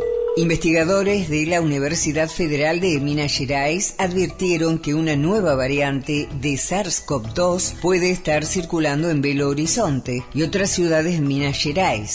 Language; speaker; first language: Spanish; native; Spanish